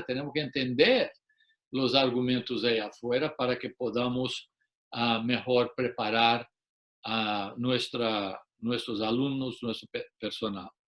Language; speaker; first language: Spanish; non-native, fluent; English